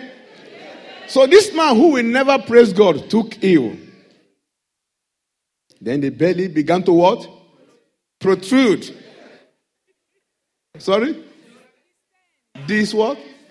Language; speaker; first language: English; non-native, local second language; Yoruba